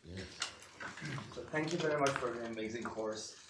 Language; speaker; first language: English; non-native, fluent; Persian